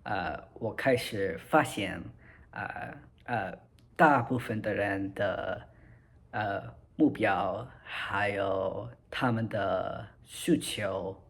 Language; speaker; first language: Chinese; non-native, learner; English